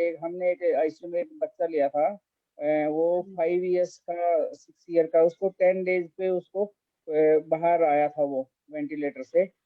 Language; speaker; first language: Hindi; native; Hindi